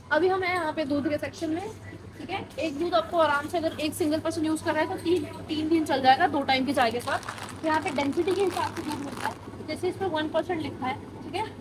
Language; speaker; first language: Hindi; non-native, local second language; Marathi